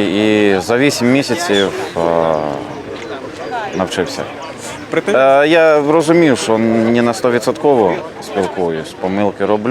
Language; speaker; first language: Ukrainian; non-native, learner; Lithuanian